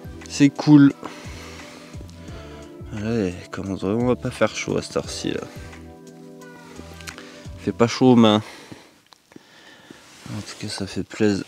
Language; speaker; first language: French; native; French